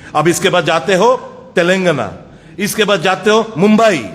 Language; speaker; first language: Hindi; non-native, local second language; Bangla